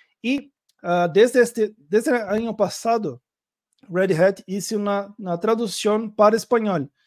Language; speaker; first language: Spanish; non-native, learner; Portuguese